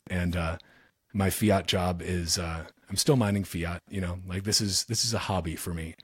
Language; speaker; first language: English; native; English